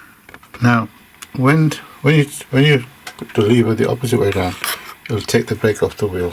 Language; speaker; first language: English; native; English